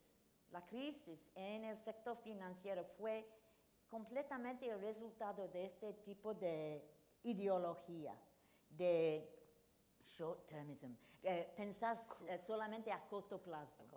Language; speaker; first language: Spanish; non-native, fluent; English